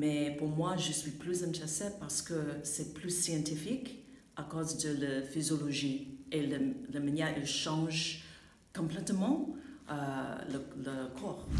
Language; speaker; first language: French; non-native, fluent; English